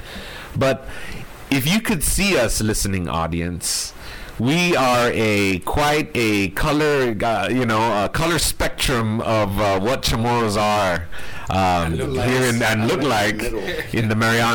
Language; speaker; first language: English; early bilingual, other home language; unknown